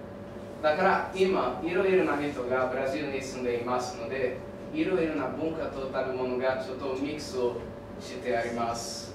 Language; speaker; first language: Japanese; non-native, learner; Portuguese